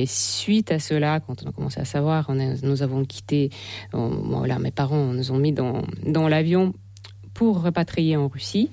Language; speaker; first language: French; non-native, fluent; Russian